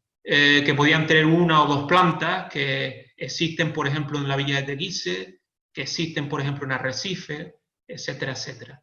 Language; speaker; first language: Spanish; native; Spanish